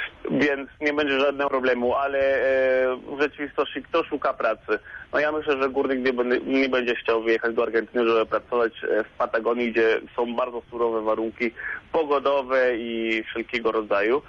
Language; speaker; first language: Polish; non-native, fluent; Spanish